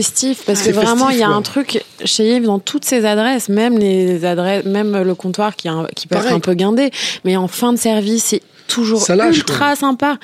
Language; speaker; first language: French; native; French